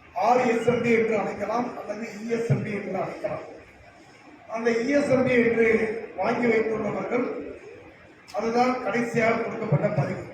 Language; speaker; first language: Tamil; native; Tamil